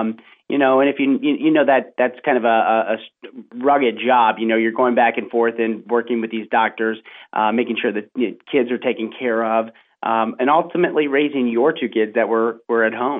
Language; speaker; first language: English; native; English